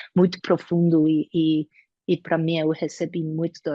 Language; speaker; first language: Portuguese; non-native, learner; English